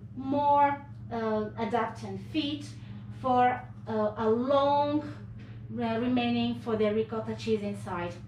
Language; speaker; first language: English; non-native, learner; Italian